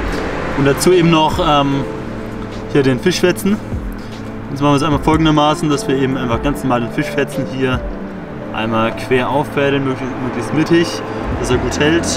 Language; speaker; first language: German; native; German